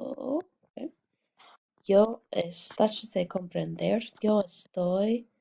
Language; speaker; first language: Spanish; non-native, fluent; English